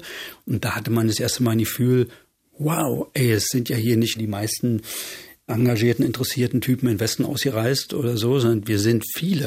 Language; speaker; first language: German; native; German